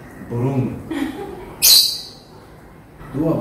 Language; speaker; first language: Indonesian; non-native, learner; English